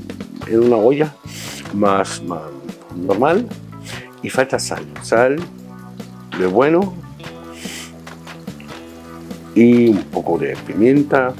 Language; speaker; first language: Spanish; non-native, fluent; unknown